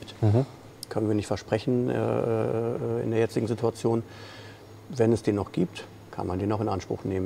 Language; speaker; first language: German; native; German